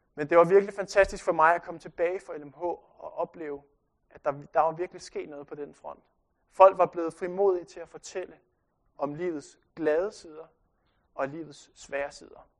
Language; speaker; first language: Danish; native; Danish